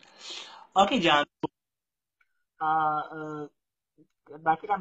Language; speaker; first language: Hindi; non-native, learner; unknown